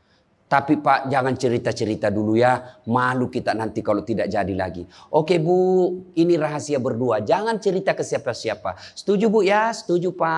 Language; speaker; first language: Indonesian; native; Indonesian